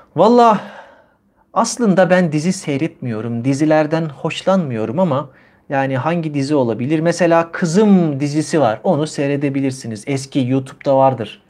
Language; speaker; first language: Turkish; native; Turkish